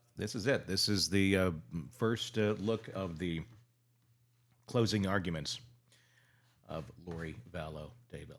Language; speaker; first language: English; native; English